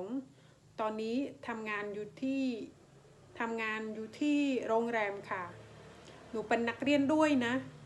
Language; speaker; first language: Thai; non-native, learner; Khmer